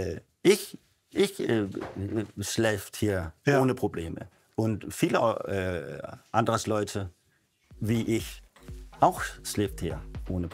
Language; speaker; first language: German; non-native, learner; Danish